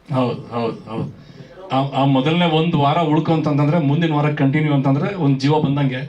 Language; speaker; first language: Kannada; native; Kannada